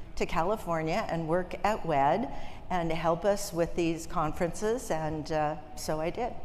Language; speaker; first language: English; native; English